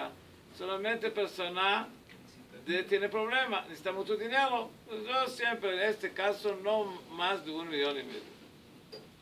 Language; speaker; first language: Spanish; non-native, learner; Hebrew